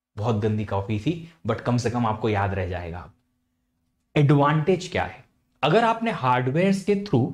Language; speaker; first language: Hindi; native; Hindi